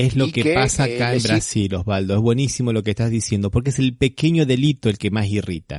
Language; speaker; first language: Spanish; native; Spanish